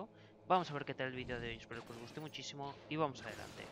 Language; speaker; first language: Spanish; native; Spanish